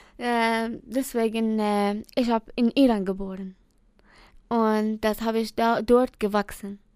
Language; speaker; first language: German; non-native, learner; Persian